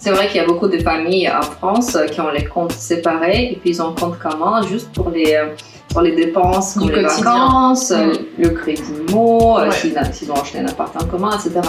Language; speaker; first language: French; non-native, fluent; Russian